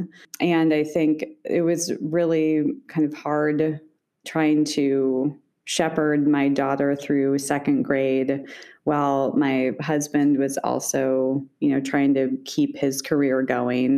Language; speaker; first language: English; native; English